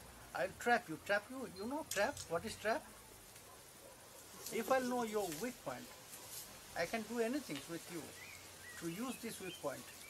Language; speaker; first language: English; non-native, local second language; Bangla